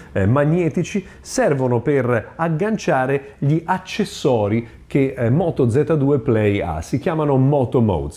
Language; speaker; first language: Italian; native; Italian